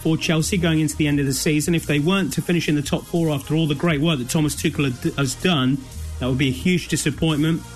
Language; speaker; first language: English; native; English